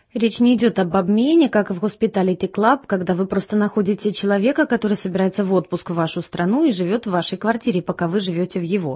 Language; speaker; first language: Russian; native; Russian